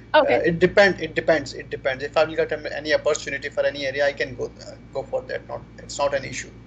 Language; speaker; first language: English; non-native, fluent; Arabic